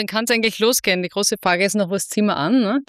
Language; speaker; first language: German; native; German